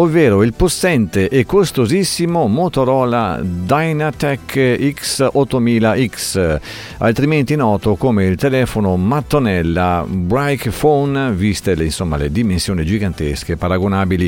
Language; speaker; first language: Italian; native; Italian